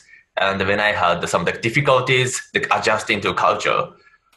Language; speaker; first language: English; non-native, fluent; Japanese